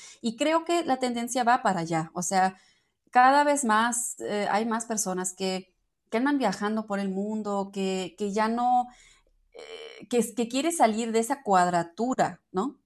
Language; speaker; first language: Spanish; non-native, fluent; German